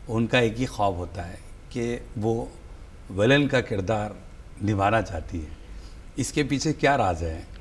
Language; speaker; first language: Hindi; native; Hindi